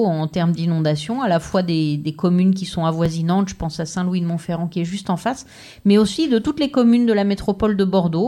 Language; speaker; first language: French; native; French